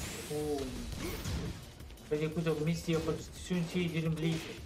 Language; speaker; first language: English; non-native, fluent; Italian